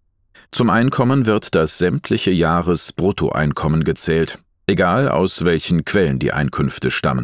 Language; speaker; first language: German; native; German